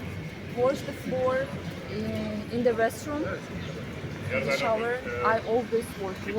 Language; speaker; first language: English; non-native, learner; Russian